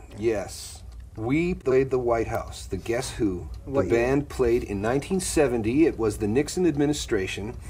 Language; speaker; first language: English; native; English